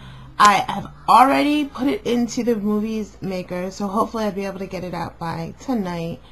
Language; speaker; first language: English; native; English